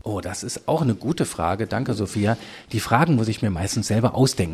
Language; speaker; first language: German; native; German